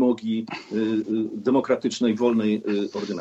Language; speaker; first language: Polish; native; Polish